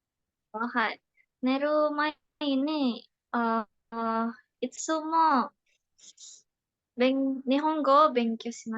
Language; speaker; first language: Japanese; non-native, learner; Indonesian